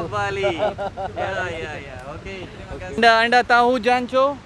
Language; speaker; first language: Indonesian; non-native, learner; Hindi